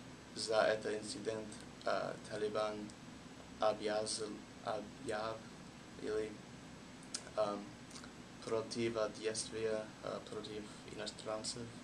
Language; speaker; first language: Russian; non-native, learner; English